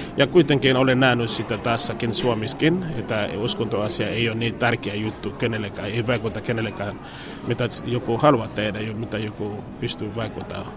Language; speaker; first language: Finnish; non-native, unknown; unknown